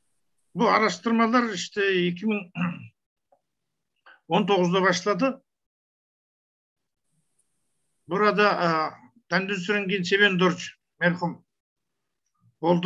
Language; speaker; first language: Turkish; non-native, learner; Kazakh